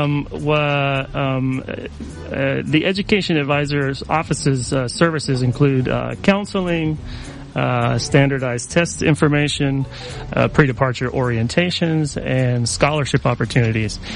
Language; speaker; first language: English; native; English